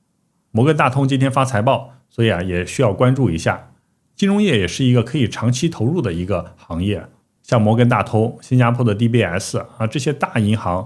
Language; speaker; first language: Chinese; native; Chinese